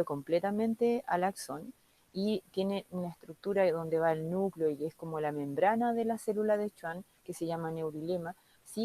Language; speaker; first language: Spanish; native; Spanish